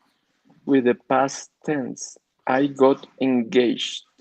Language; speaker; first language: English; non-native, learner; Spanish